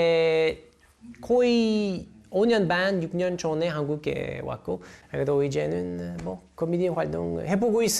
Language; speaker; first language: Korean; non-native, learner; English